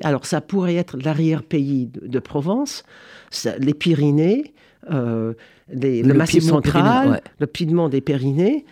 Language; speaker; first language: French; non-native, fluent; English